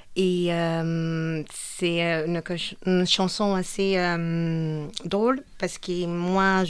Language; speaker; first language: French; non-native, fluent; Portuguese